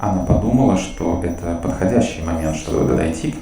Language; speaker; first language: Russian; native; Russian